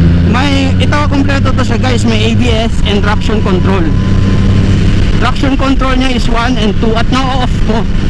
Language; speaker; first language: English; non-native, local second language; Filipino